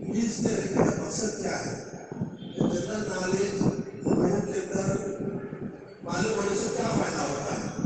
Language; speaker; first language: Urdu; native; Urdu